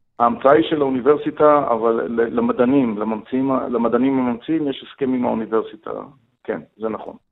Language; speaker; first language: Hebrew; non-native, fluent; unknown